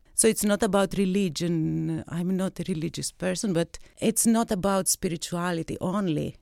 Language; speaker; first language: English; non-native, fluent; Greek